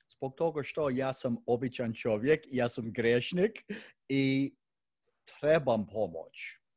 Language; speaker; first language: Croatian; early bilingual, heritage; Croatian